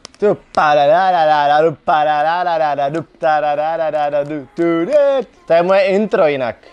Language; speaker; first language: Czech; native; Czech